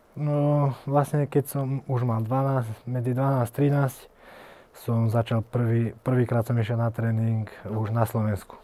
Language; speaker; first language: Slovak; early bilingual, heritage; Slovak